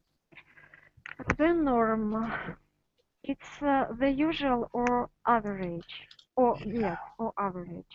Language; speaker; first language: English; non-native, learner; Russian